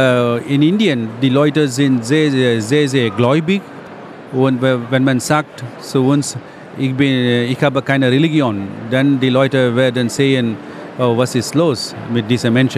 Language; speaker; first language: German; non-native, fluent; Tamil